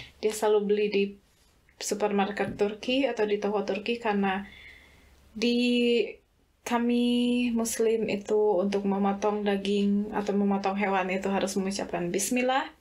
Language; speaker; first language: Indonesian; native; Indonesian